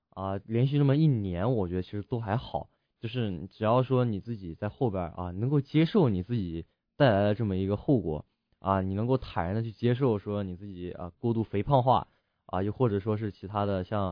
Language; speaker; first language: Chinese; native; Chinese